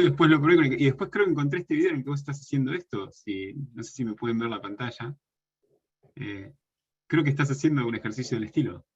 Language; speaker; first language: Spanish; native; Spanish